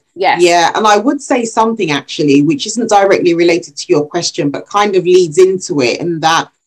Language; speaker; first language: English; early bilingual, other home language; Yoruba